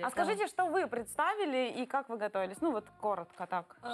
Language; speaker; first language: Russian; native; Russian